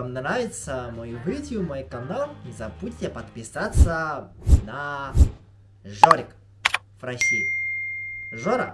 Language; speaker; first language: Russian; non-native, fluent; Chinese